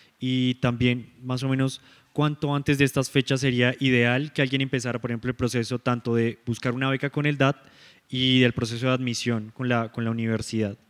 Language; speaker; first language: Spanish; native; Spanish